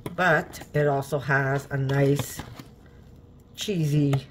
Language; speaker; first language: English; native; English